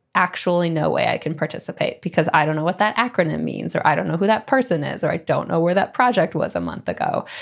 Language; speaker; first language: English; native; English